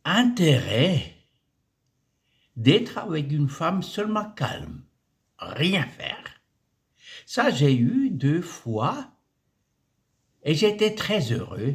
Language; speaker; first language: French; non-native, fluent; German